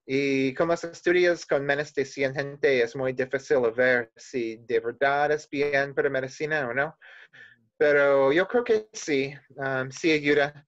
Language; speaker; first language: Spanish; non-native, learner; English